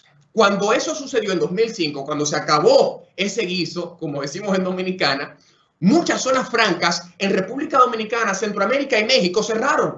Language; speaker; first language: Spanish; native; Spanish